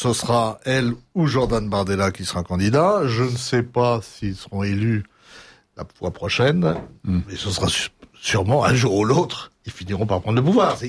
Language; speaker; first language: French; native; French